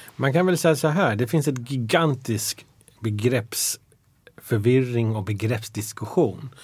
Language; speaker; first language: Swedish; early bilingual, other home language; Persian